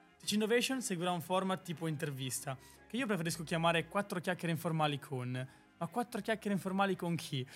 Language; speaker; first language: Italian; native; Italian